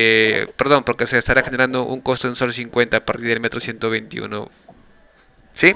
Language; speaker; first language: Spanish; native; Spanish